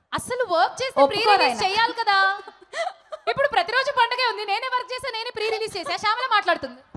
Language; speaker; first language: Telugu; native; Telugu